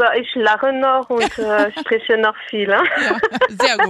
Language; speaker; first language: German; non-native, fluent; French